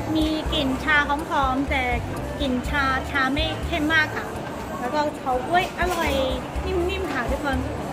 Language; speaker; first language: Thai; non-native, fluent; Chinese